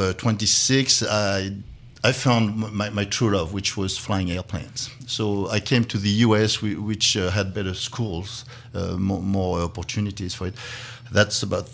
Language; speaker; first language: English; non-native, fluent; French